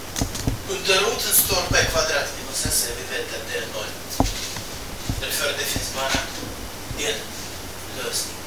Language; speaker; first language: Swedish; non-native, fluent; Russian